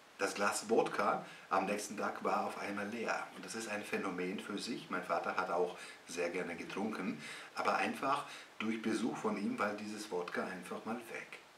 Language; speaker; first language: German; non-native, fluent; Russian